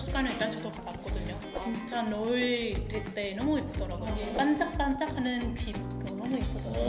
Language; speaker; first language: Korean; non-native, learner; Vietnamese